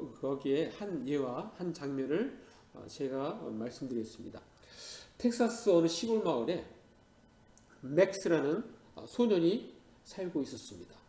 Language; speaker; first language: Korean; native; Korean